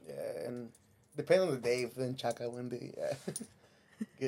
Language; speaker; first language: English; early bilingual, other home language; Spanish